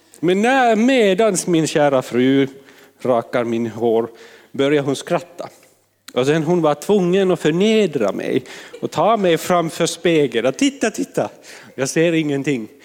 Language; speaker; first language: Swedish; non-native, fluent; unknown